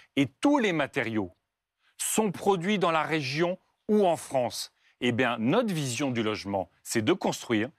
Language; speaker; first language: French; native; French